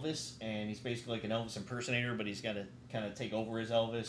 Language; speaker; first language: English; native; English